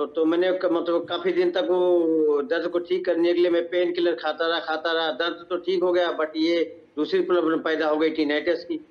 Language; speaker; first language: Hindi; native; Hindi